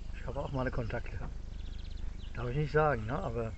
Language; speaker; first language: German; native; German